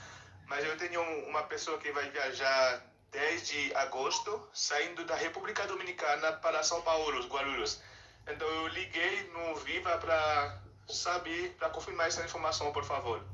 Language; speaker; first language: Portuguese; non-native, fluent; Haitian Creole